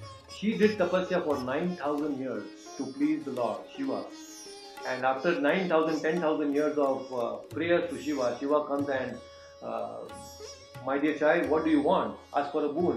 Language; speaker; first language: English; non-native, local second language; Kannada